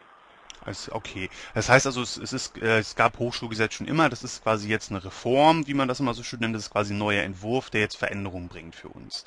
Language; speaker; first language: German; native; German